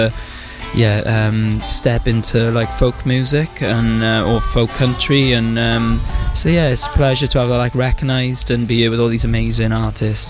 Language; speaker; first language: English; native; English